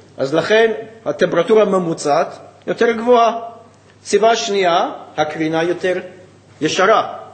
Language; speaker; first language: Hebrew; non-native, fluent; English